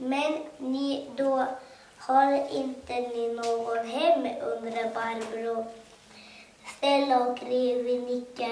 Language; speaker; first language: Swedish; early bilingual, other home language; Kurdish